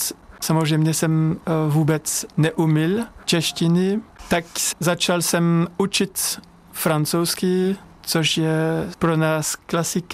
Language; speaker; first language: Czech; non-native, learner; French